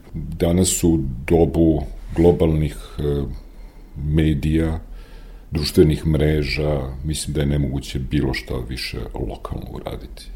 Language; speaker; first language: Serbian; native; Serbian